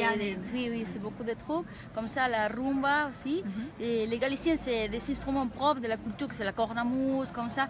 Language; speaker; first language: French; non-native, learner; Galician